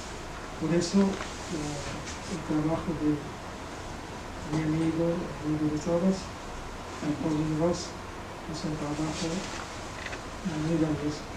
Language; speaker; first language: Spanish; non-native, fluent; Arabic